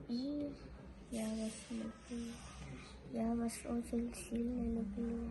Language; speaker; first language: Russian; non-native, local second language; Yakut